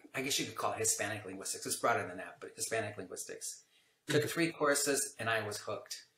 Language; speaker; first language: English; native; English